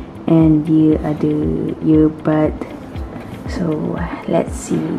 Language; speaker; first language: English; non-native, local second language; Malay